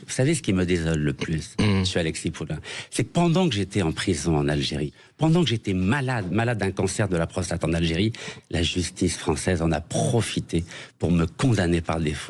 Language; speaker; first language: French; native; French